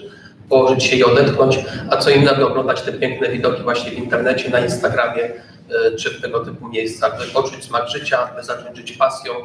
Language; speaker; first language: Polish; native; Polish